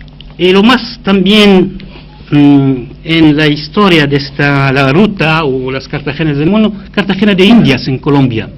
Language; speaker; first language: Spanish; non-native, fluent; Arabic